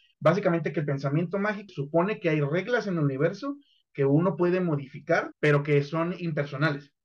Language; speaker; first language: Spanish; native; Spanish